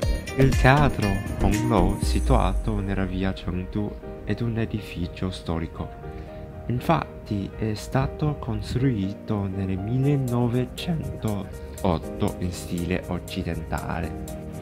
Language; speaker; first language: Italian; non-native, learner; Chinese